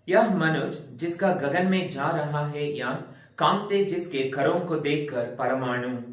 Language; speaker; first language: Hindi; non-native, local second language; Kannada